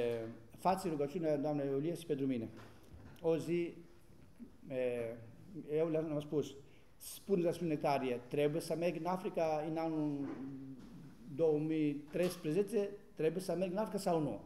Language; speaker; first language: Romanian; non-native, learner; Greek